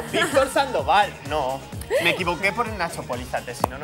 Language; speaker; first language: Spanish; native; Spanish